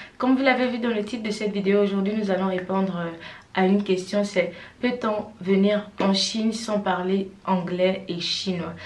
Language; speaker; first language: French; non-native, local second language; Fang